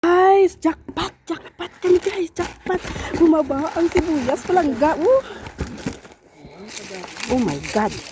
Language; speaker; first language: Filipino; non-native, local second language; Hiligaynon